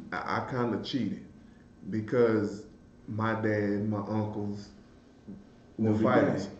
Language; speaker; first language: English; native; English